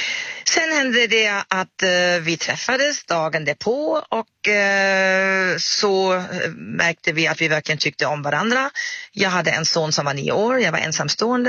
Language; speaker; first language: Swedish; non-native, fluent; German